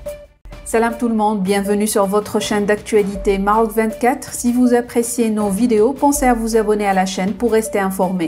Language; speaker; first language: French; non-native, local second language; Arabic